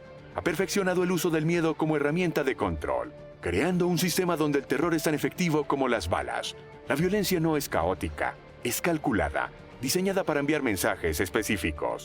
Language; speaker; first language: Spanish; native; Spanish